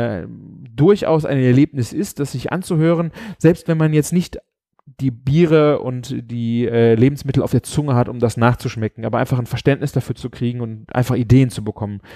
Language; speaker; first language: German; native; German